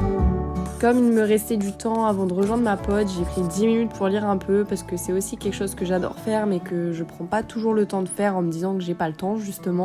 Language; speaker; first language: French; native; French